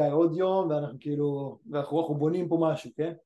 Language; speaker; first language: Hebrew; early bilingual, other home language; English